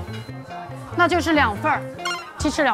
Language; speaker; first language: Chinese; native; Chinese